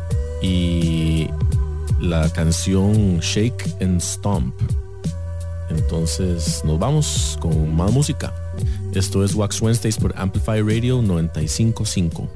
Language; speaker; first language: Spanish; native; Spanish